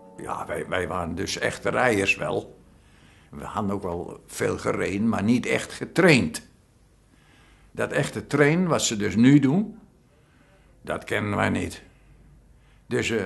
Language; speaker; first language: Dutch; native; Dutch